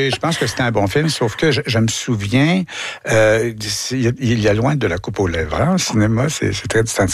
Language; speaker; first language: French; native; French